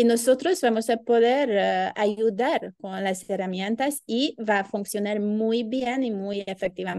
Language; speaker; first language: Spanish; non-native, learner; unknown